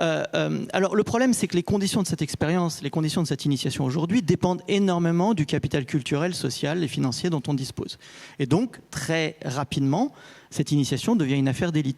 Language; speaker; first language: French; native; French